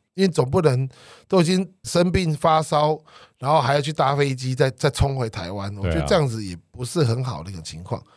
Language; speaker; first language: Chinese; native; Chinese